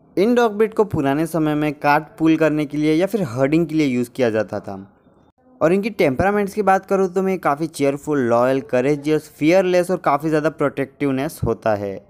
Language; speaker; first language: Hindi; native; Hindi